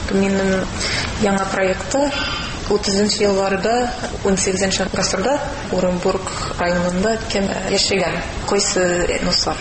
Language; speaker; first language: Tatar; non-native, fluent; English